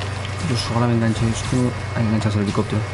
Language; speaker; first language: Spanish; native; Spanish